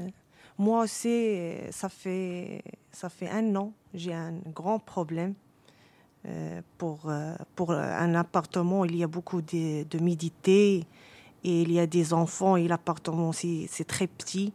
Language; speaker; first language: French; non-native, learner; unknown